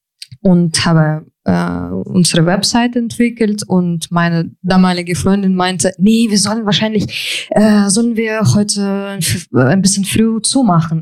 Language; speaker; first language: German; non-native, fluent; Ukrainian